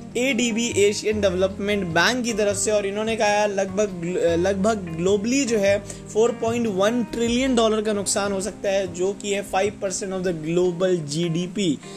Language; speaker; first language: Hindi; native; Hindi